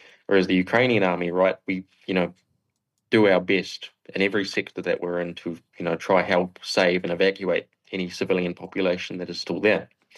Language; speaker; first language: English; native; English